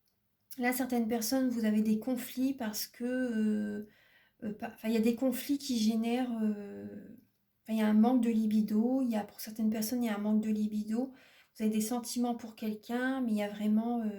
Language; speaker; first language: French; native; French